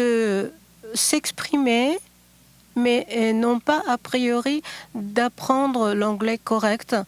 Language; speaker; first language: French; non-native, fluent; Japanese